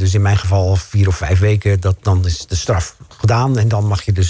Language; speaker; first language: Dutch; native; Dutch